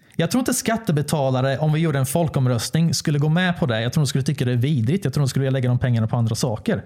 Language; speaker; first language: Swedish; early bilingual, other home language; Bosnian